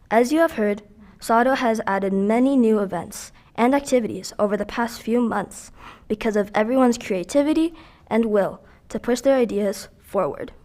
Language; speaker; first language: English; early bilingual, other home language; Filipino